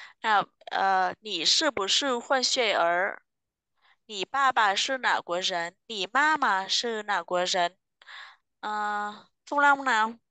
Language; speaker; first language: Chinese; non-native, fluent; Vietnamese